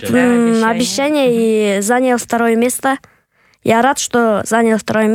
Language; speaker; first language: Russian; non-native, local second language; Kyrgyz